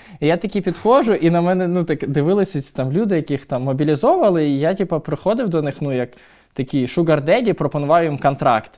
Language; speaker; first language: Ukrainian; non-native, local second language; Russian